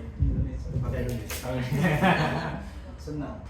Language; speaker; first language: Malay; non-native, learner; Nepali